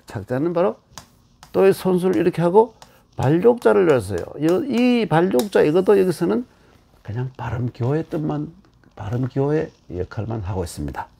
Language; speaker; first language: Korean; native; Korean